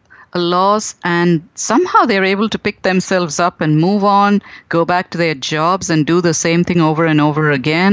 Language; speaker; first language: English; non-native, local second language; Tamil